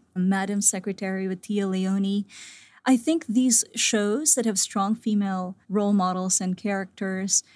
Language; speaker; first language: English; non-native, local second language; Filipino